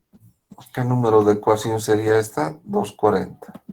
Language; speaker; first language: Spanish; native; Spanish